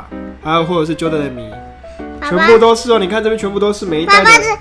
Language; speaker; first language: Chinese; native; Chinese